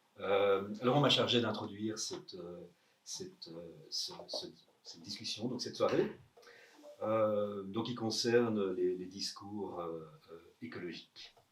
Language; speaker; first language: French; native; French